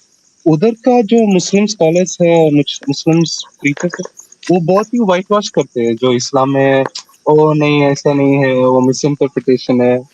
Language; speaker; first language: Hindi; non-native, local second language; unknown